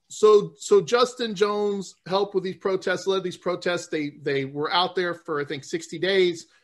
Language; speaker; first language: English; native; English